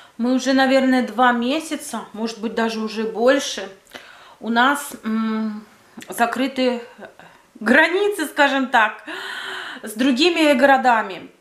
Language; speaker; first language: Russian; native; Russian